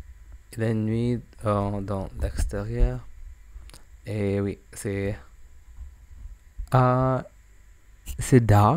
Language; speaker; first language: French; non-native, learner; English